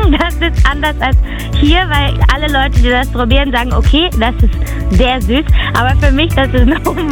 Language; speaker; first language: German; non-native, fluent; Portuguese